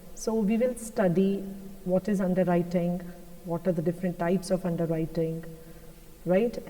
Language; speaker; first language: English; non-native, local second language; Punjabi